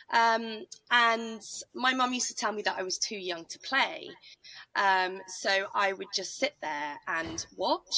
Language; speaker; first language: English; native; English